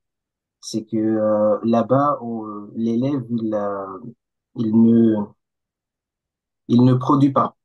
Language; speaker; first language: French; non-native, local second language; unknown